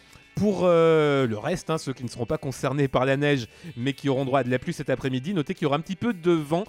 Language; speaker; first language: French; native; French